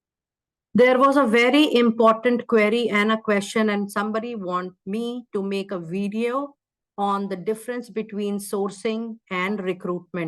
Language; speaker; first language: English; non-native, local second language; Hindi